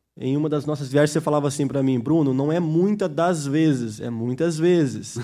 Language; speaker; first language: Portuguese; early bilingual, heritage; Portuguese